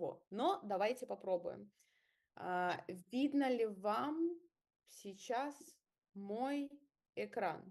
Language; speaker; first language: Russian; native; Russian